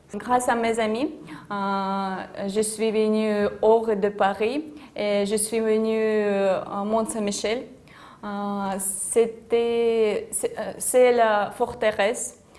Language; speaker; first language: French; non-native, learner; Kyrgyz